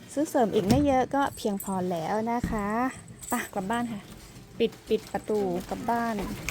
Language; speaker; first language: Thai; non-native, local second language; S'gaw Karen